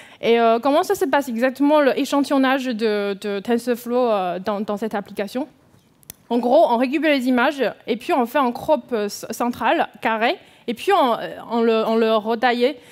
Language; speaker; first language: French; non-native, fluent; Chinese